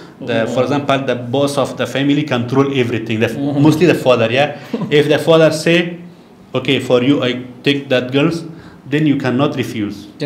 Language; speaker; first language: English; non-native, learner; Persian